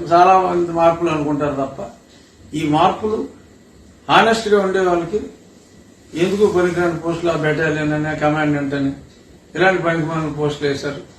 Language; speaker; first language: Telugu; native; Telugu